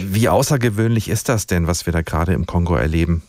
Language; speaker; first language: German; native; German